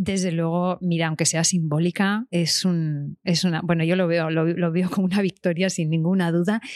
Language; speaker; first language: Spanish; native; Spanish